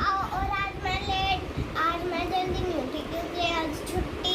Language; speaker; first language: Hindi; native; Hindi